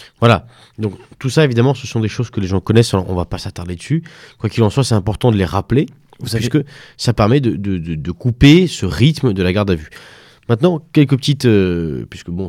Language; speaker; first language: French; native; French